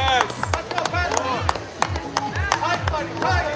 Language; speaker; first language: English; native; English